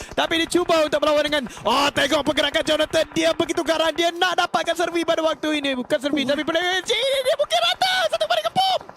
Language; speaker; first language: Malay; native; Malay